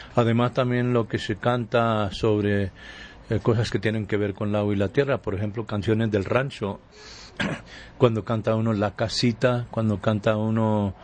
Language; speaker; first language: Spanish; early bilingual, heritage; Spanish